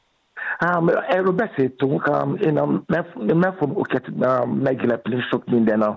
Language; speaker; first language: Hungarian; non-native, fluent; Yoruba